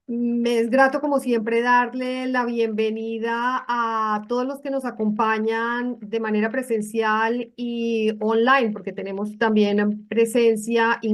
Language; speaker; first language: Spanish; native; Spanish